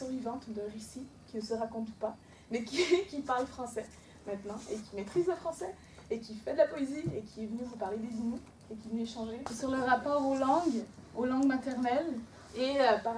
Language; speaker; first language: French; non-native, local second language; Innu-aimun